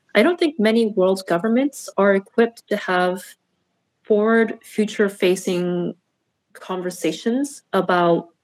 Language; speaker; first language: English; native; English